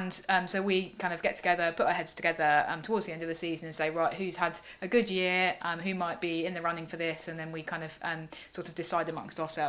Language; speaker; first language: English; native; English